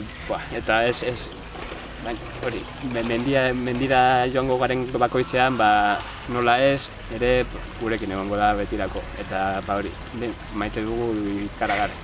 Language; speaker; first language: Basque; non-native, local second language; Spanish